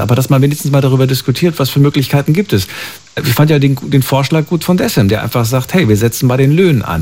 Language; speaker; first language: German; native; German